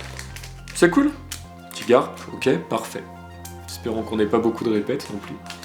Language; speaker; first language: French; native; French